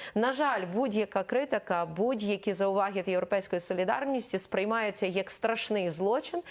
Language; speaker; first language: Ukrainian; native; Ukrainian